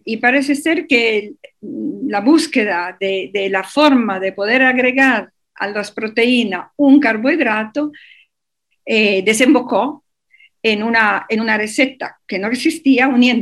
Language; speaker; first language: Spanish; non-native, fluent; Italian